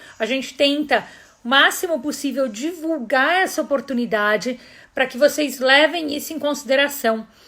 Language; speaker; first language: Portuguese; native; Portuguese